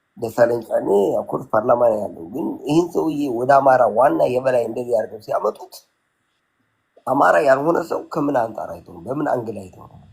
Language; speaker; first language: Amharic; native; Amharic